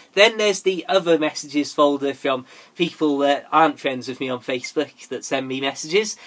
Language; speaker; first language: English; native; English